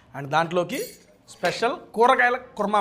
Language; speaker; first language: Telugu; native; Telugu